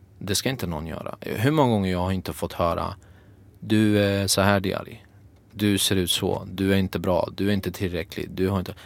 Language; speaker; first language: Swedish; early bilingual, other home language; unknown